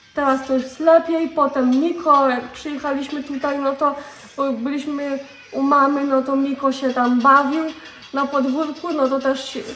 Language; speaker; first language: Polish; native; Polish